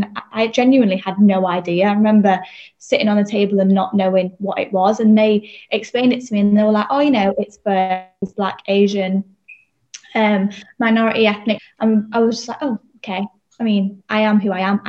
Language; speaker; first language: English; native; English